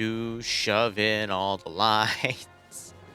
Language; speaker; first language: English; native; English